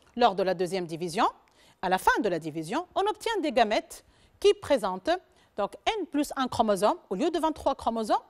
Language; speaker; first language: French; non-native, local second language; Arabic